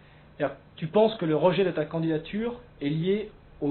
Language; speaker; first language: French; native; French